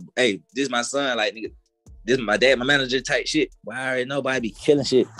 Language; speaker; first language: English; native; English